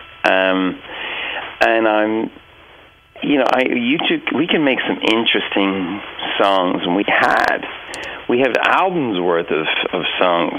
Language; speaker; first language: English; native; English